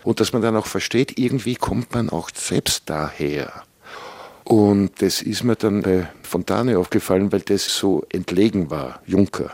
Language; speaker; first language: German; native; German